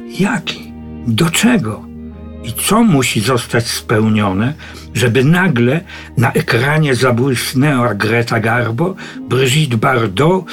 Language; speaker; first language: Polish; native; Polish